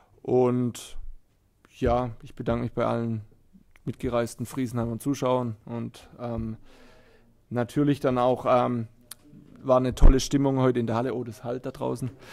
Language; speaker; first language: German; native; German